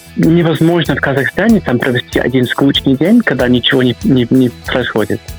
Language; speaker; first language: Russian; non-native, fluent; English